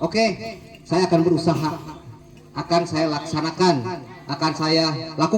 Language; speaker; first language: Indonesian; non-native, local second language; Sundanese